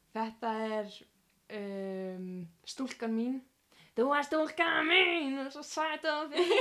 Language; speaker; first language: Icelandic; native; Icelandic